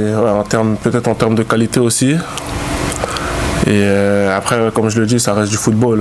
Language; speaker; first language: French; native; French